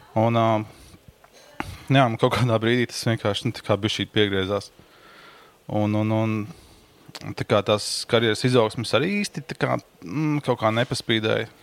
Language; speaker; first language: Latvian; native; Latvian